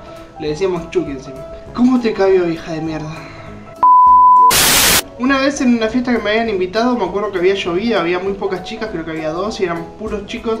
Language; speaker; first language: Spanish; native; Spanish